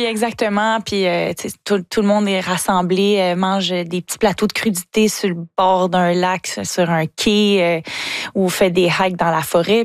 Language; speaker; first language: French; native; French